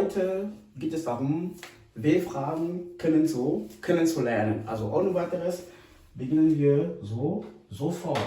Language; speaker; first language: German; non-native, fluent; French